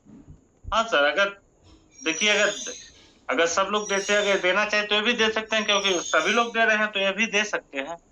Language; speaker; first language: Hindi; native; Hindi